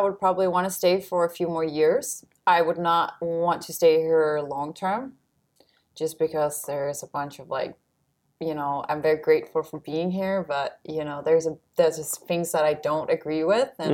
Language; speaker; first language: English; non-native, fluent; Danish